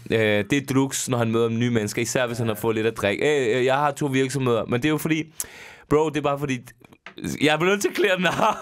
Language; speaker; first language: Danish; early bilingual, other home language; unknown